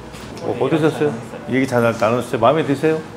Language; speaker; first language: Korean; native; Korean